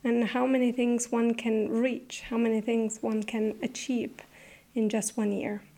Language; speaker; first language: English; non-native, fluent; Italian